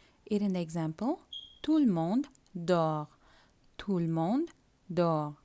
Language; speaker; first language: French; non-native, fluent; Tamil